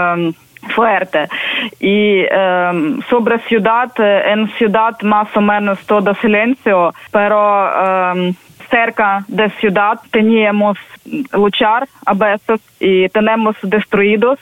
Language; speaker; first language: Spanish; non-native, learner; Ukrainian